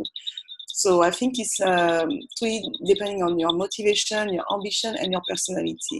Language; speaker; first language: English; non-native, fluent; French